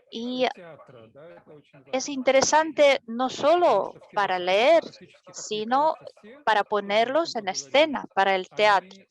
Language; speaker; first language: Spanish; non-native, fluent; Russian